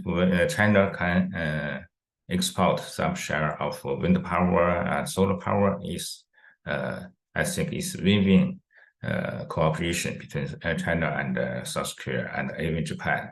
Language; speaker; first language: English; non-native, fluent; Chinese